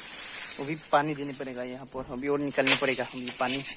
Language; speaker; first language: Hindi; non-native, local second language; Assamese